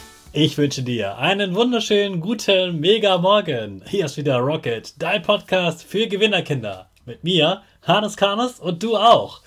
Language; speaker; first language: German; native; German